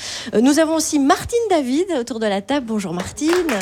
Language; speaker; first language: French; native; French